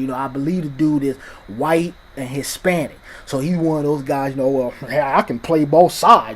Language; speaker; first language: English; native; English